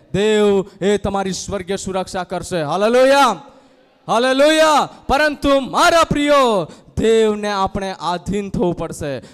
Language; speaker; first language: Gujarati; non-native, local second language; Gamit